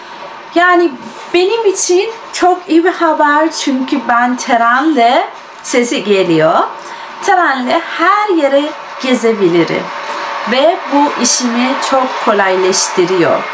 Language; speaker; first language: Turkish; non-native, fluent; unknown